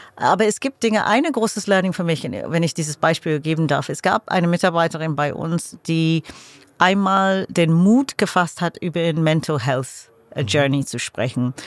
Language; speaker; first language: German; non-native, fluent; English